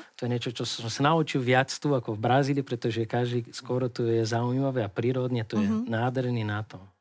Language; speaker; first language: Slovak; non-native, learner; Portuguese